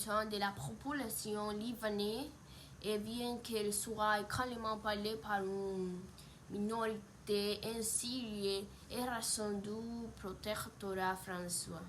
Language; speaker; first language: French; non-native, learner; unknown